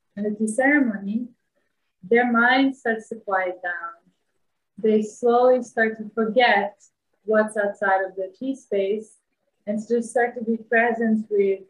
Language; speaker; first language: English; non-native, fluent; Bosnian